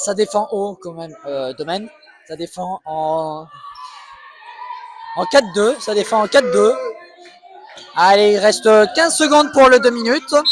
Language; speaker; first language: French; native; French